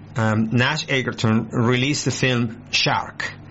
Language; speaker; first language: English; non-native, fluent; Spanish